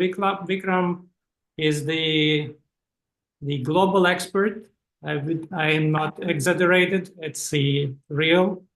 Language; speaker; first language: English; non-native, fluent; Russian